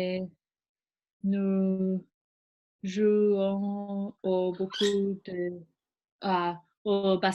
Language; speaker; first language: French; non-native, learner; English